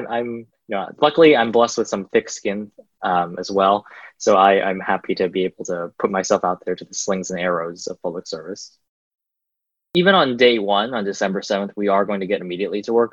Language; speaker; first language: English; native; English